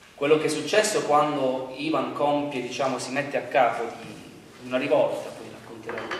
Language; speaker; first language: Italian; native; Italian